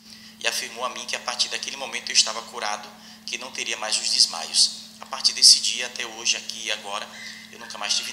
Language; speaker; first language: Portuguese; native; Portuguese